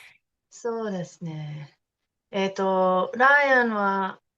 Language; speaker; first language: Japanese; non-native, fluent; English